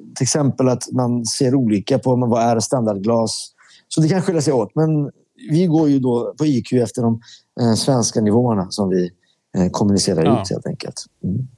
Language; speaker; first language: Swedish; early bilingual, other home language; Persian